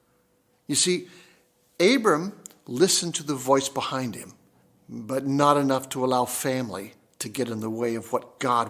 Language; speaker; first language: English; native; English